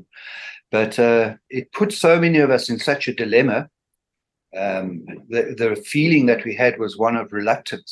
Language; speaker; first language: English; native; English